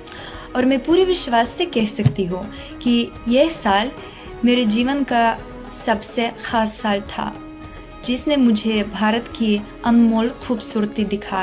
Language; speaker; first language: Hindi; non-native, fluent; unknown